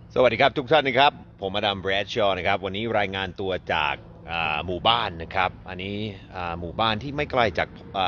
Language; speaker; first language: Thai; non-native, fluent; English